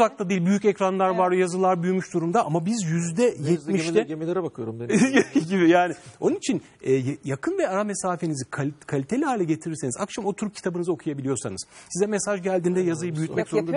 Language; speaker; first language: Turkish; native; Turkish